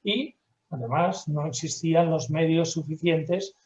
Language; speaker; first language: Spanish; native; Spanish